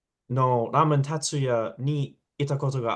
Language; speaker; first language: Japanese; non-native, learner; English